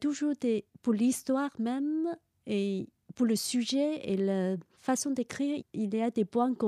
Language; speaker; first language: French; non-native, fluent; Chinese